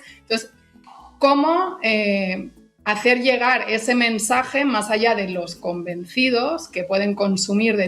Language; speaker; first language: Spanish; native; Spanish